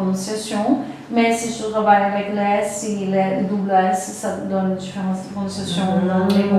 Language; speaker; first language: French; non-native, fluent; Portuguese